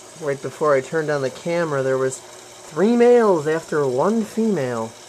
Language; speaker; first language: English; native; English